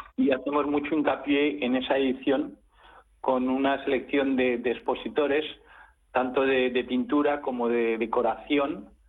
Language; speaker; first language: Spanish; native; Spanish